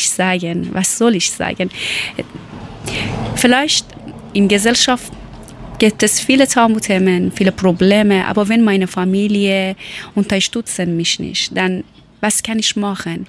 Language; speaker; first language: German; non-native, learner; Persian